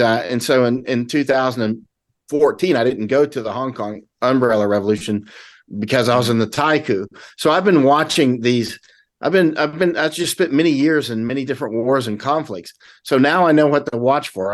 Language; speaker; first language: English; native; English